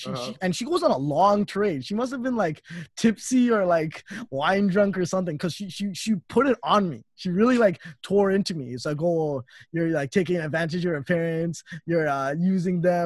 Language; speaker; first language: English; native; English